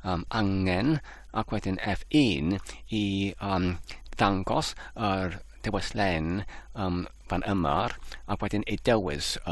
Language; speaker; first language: Welsh; non-native, learner; Polish